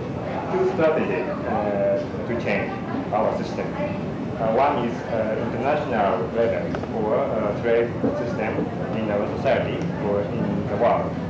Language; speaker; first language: English; non-native, learner; Japanese